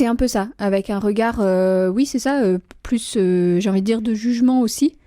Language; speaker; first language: French; native; French